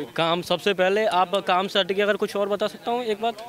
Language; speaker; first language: Hindi; native; Hindi